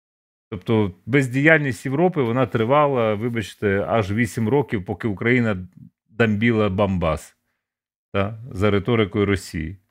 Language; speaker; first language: Ukrainian; native; Ukrainian